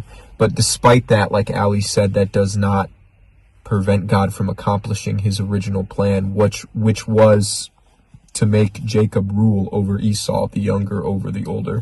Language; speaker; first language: English; native; English